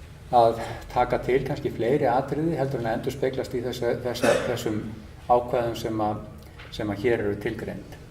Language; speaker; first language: Icelandic; native; Icelandic